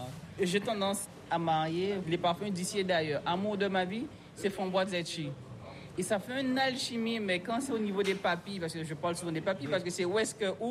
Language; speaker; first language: French; native; French